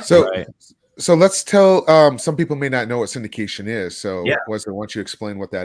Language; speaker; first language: English; native; English